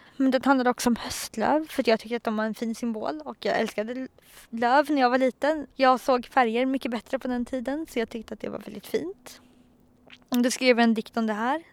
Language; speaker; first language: Swedish; native; Swedish